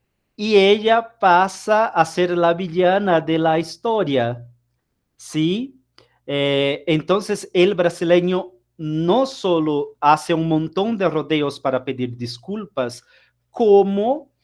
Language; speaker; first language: Spanish; non-native, fluent; Portuguese